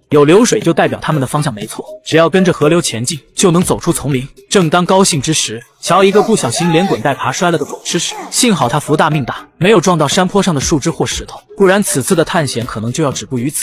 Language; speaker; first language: Chinese; native; Chinese